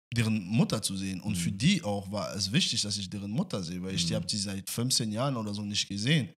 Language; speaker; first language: German; non-native, fluent; French